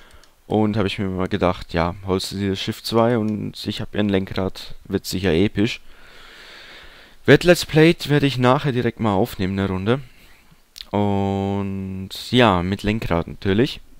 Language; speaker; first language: German; native; German